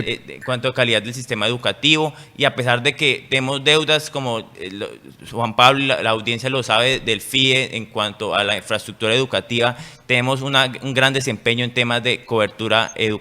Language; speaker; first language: Spanish; native; Spanish